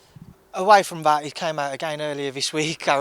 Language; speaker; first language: English; native; English